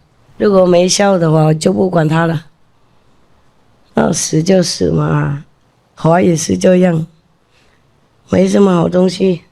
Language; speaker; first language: Chinese; non-native, fluent; Vietnamese